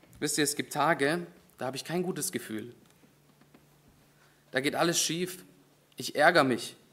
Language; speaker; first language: German; native; German